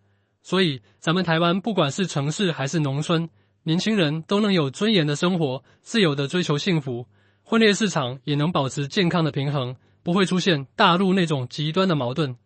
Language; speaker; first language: Chinese; native; Chinese